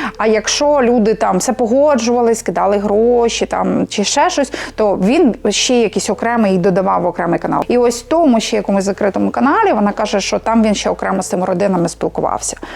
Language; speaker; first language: Ukrainian; native; Ukrainian